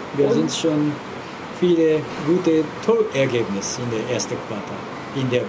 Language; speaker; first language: German; non-native, learner; Japanese